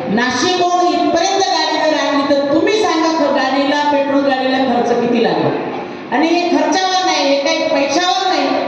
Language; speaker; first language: Marathi; non-native, local second language; Rajasthani